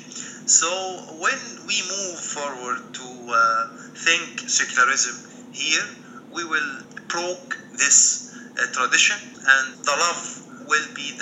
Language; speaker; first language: English; non-native, learner; Arabic